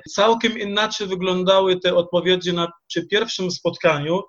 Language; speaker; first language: Polish; non-native, fluent; Arabic